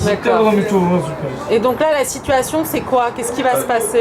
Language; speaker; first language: French; native; French